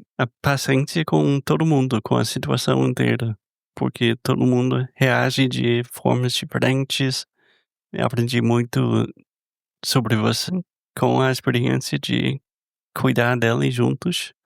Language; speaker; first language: Portuguese; non-native, fluent; English